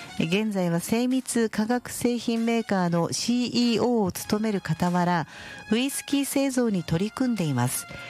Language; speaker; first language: Japanese; native; Japanese